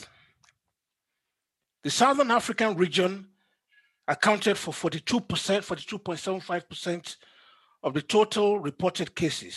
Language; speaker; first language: English; non-native, local second language; Yoruba